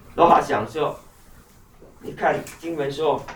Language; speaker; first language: Chinese; native; Chinese